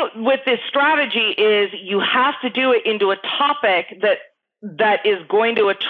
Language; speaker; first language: English; native; English